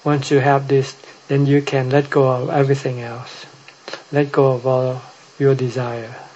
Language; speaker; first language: English; non-native, fluent; Thai